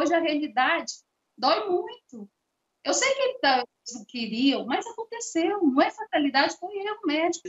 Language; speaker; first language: Portuguese; native; Portuguese